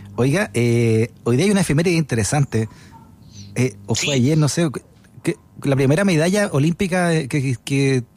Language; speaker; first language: Spanish; native; Spanish